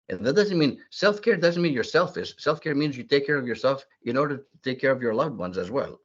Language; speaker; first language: English; early bilingual, other home language; Greek